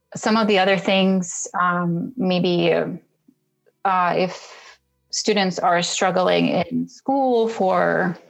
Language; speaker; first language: English; early bilingual, other home language; Russian